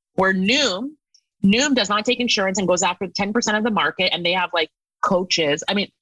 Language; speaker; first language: English; native; English